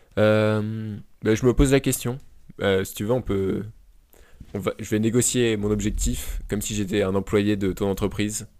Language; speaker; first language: French; native; French